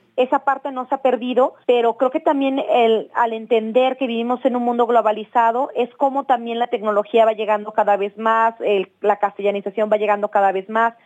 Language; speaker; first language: Spanish; native; Spanish